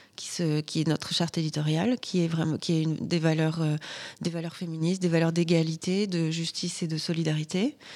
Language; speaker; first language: French; native; French